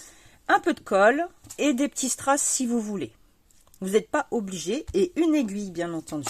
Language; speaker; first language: French; native; French